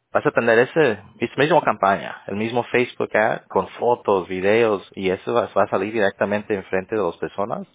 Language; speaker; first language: Spanish; early bilingual, other home language; English